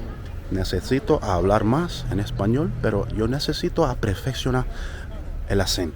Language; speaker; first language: Spanish; non-native, learner; English